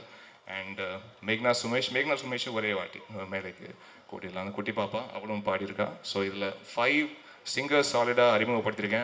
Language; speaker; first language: Tamil; native; Tamil